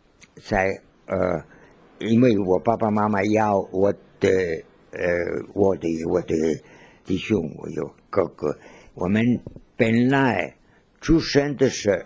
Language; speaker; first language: Chinese; non-native, learner; Spanish